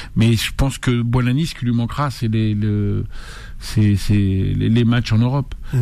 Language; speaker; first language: French; native; French